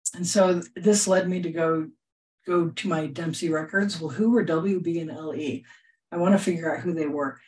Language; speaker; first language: English; native; English